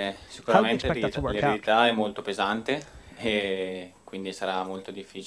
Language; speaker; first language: Italian; native; Italian